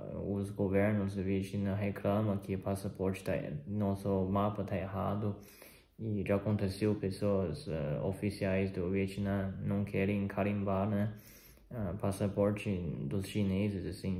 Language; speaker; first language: Portuguese; non-native, fluent; Chinese